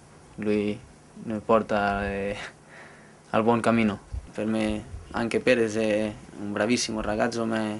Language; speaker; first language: Italian; non-native, learner; Spanish